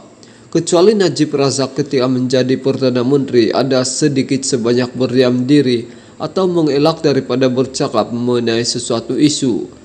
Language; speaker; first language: Malay; native; Malay